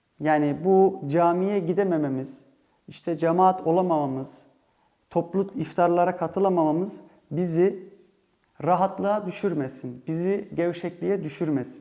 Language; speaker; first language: Turkish; early bilingual, heritage; Turkish